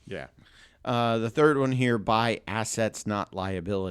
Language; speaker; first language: English; native; English